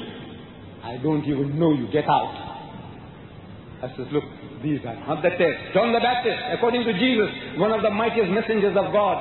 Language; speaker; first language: English; early bilingual, other home language; Gujarati